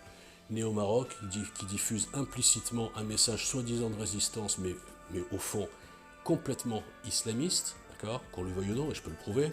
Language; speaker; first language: French; native; French